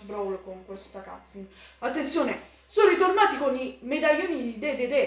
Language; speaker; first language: Italian; native; Italian